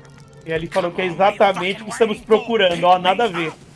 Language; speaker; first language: Portuguese; native; Portuguese